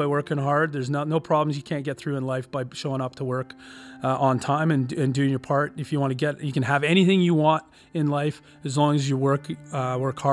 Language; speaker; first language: English; native; English